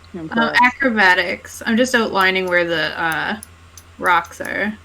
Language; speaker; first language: English; native; English